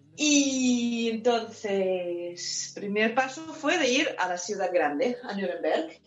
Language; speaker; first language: Spanish; non-native, fluent; German